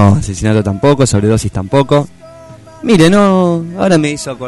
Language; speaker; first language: Spanish; native; Spanish